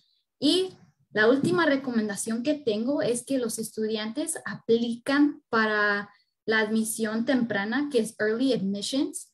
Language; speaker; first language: Spanish; early bilingual, heritage; Spanish